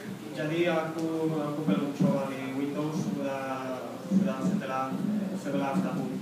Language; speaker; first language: Indonesian; non-native, fluent; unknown